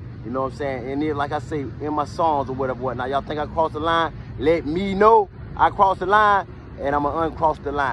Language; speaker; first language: English; native; English